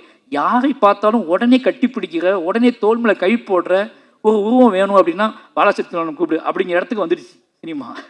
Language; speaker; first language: Tamil; native; Tamil